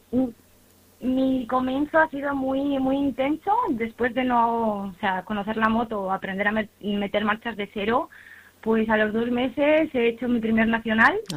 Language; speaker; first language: Spanish; native; Spanish